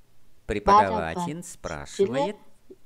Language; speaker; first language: Russian; non-native, fluent; Vietnamese